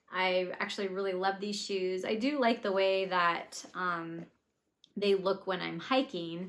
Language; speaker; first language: English; native; English